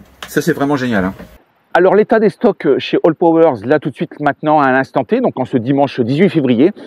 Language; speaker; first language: French; native; French